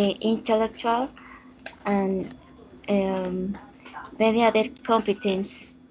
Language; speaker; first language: English; non-native, learner; Spanish